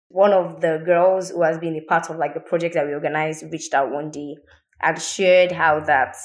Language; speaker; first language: English; non-native, local second language; Yoruba